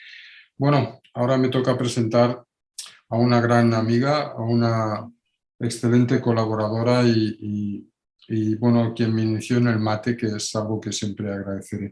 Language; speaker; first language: Spanish; non-native, local second language; Catalan